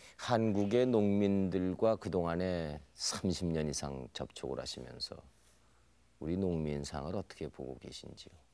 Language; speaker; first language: Korean; native; Korean